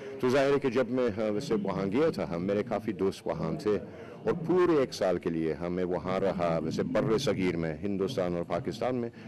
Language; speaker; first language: Urdu; non-native, fluent; English